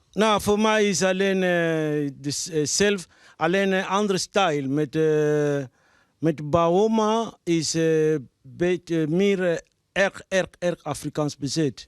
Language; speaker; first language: Dutch; non-native, fluent; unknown